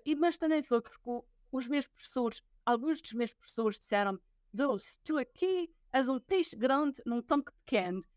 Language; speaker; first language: Portuguese; native; Portuguese